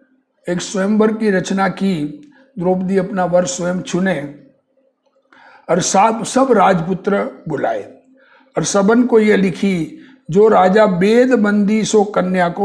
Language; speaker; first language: Hindi; native; Hindi